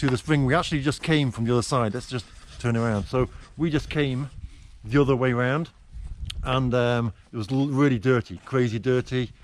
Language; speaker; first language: English; native; English